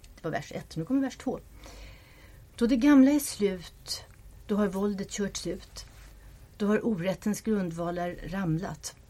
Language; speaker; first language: Swedish; non-native, fluent; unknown